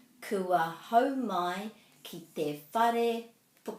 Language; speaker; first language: Māori; non-native, fluent; English